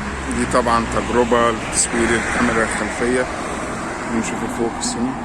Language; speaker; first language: Arabic; native; Arabic